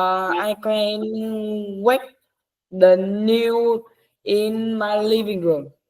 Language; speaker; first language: English; non-native, learner; Vietnamese